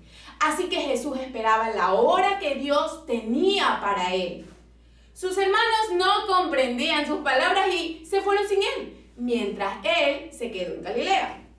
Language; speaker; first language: Spanish; native; Spanish